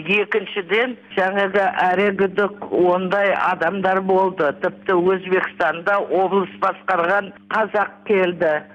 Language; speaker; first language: Kazakh; native; Kazakh